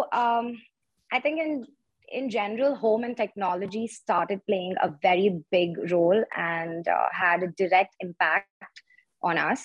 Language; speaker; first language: English; non-native, local second language; Tamil